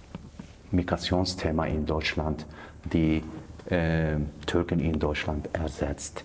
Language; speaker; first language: German; non-native, fluent; Kurdish